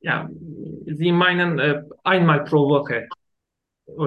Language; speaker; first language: German; non-native, learner; Turkish